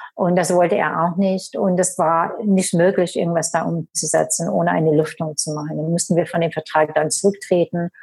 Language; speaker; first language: German; non-native, fluent; English